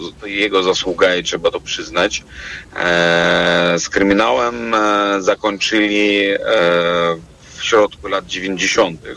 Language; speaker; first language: Polish; non-native, fluent; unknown